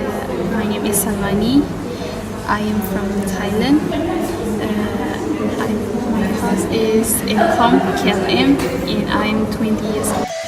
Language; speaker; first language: English; non-native, learner; Thai